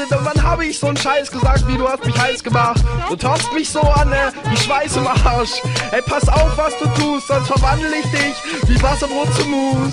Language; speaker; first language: German; native; German